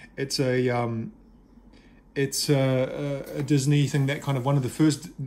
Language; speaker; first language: English; native; English